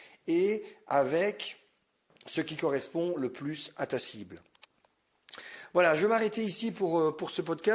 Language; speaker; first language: French; native; French